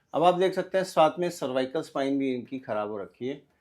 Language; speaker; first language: Hindi; non-native, local second language; Punjabi